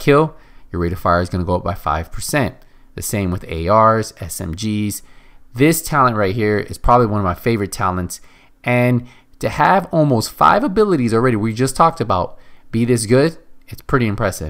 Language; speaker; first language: English; native; English